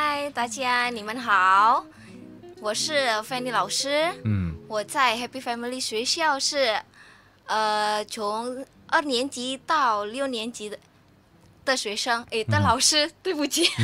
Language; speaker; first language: Chinese; non-native, fluent; Indonesian